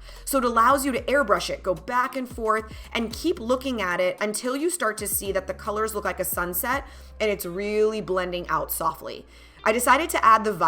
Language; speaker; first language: English; native; English